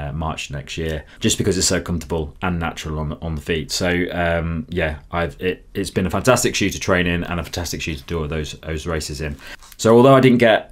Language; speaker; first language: English; native; English